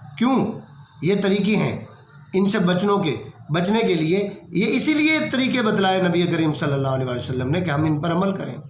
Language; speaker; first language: Urdu; non-native, local second language; Punjabi